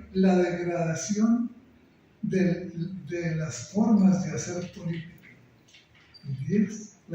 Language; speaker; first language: Spanish; native; Spanish